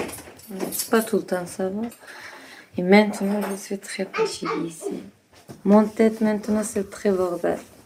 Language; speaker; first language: French; non-native, learner; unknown